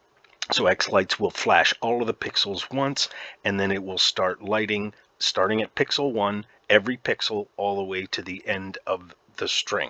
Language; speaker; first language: English; native; English